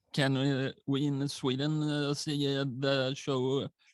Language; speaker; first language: English; non-native, learner; Swedish